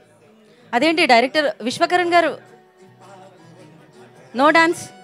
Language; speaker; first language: Telugu; native; Telugu